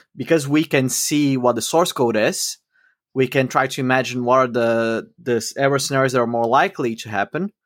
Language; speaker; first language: English; non-native, fluent; Portuguese